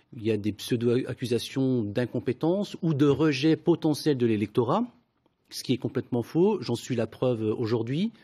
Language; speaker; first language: French; native; French